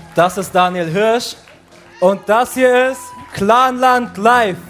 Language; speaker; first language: German; early bilingual, other home language; Arabic